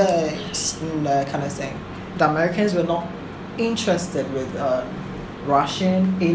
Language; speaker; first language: English; non-native, local second language; Akan